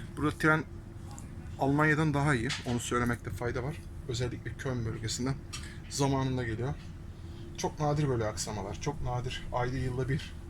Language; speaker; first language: Turkish; early bilingual, heritage; Turkish